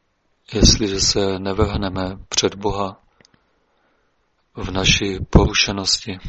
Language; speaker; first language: Czech; native; Czech